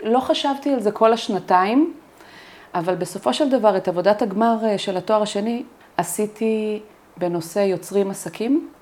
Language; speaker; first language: Hebrew; native; Hebrew